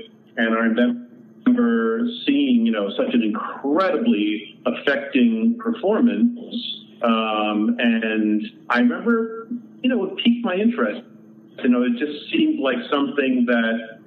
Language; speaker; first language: English; native; English